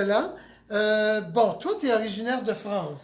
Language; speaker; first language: French; native; French